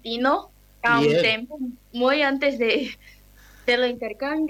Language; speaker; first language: Spanish; non-native, learner; Portuguese